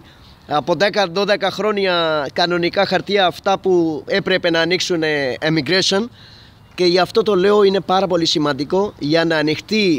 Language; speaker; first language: Greek; non-native, fluent; Urdu